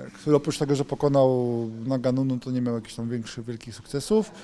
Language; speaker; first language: Polish; native; Polish